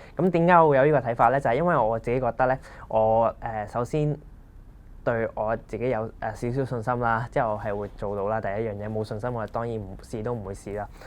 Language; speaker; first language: Cantonese; non-native, local second language; Punjabi